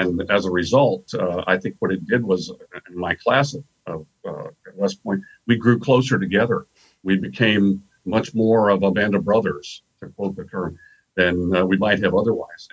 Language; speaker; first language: English; native; English